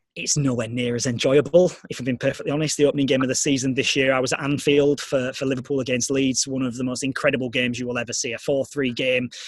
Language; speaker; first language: English; native; English